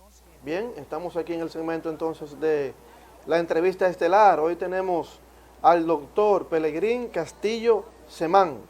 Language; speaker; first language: Spanish; native; Spanish